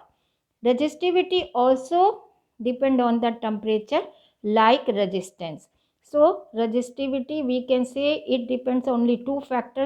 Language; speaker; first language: English; non-native, local second language; Hindi